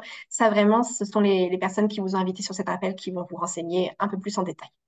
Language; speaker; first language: French; native; French